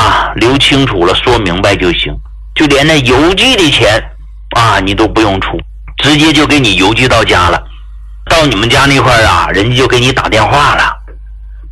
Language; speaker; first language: Chinese; native; Chinese